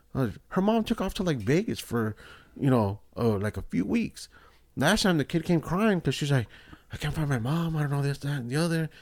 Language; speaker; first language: English; early bilingual, other home language; Spanish